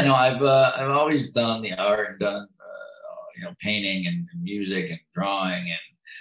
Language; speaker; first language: English; native; English